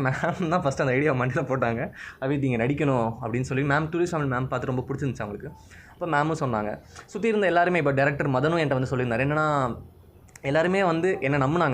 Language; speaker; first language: Tamil; native; Tamil